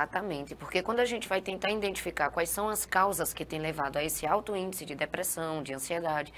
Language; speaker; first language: Portuguese; native; Portuguese